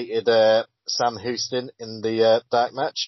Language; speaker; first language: English; native; English